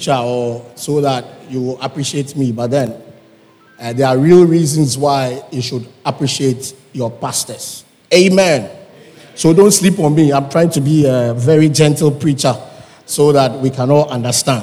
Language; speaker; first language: English; non-native, local second language; Akan